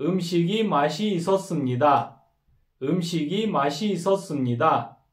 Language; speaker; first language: Korean; non-native, fluent; Kyrgyz